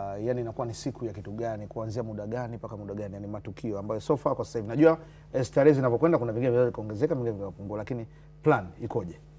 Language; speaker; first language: Swahili; native; Swahili